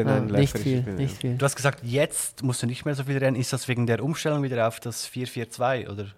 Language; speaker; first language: German; native; German